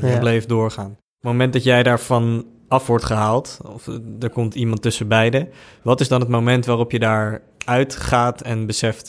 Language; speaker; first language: Dutch; native; Dutch